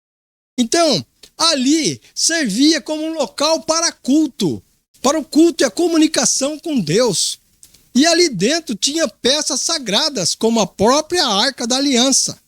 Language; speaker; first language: Portuguese; native; Portuguese